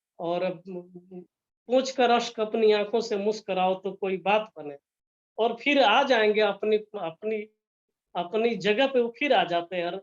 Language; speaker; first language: Hindi; native; Hindi